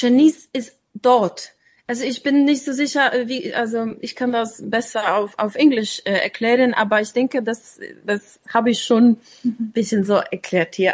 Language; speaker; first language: German; non-native, learner; English